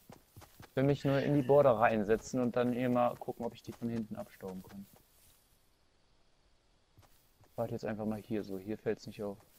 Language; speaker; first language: German; native; German